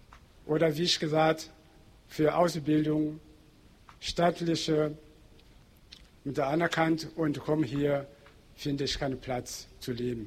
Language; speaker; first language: German; non-native, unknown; Portuguese